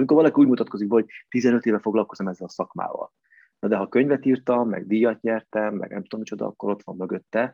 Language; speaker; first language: Hungarian; native; Hungarian